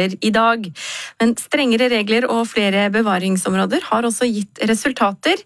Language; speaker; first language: Norwegian; native; Norwegian